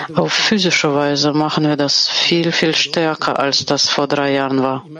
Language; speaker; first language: German; non-native, fluent; Portuguese